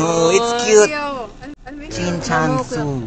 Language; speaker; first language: English; non-native, local second language; Filipino